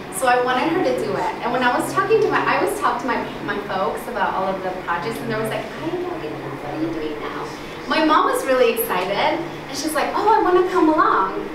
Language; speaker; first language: English; early bilingual, other home language; Spanish